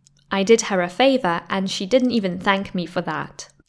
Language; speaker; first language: English; non-native, fluent; Polish